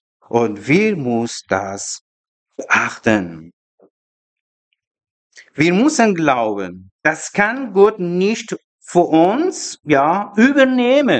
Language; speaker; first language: German; non-native, learner; Persian